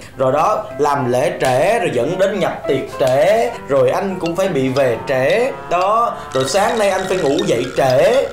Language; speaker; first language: Vietnamese; native; Vietnamese